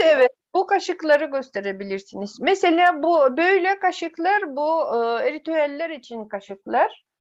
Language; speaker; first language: Turkish; non-native, fluent; Yakut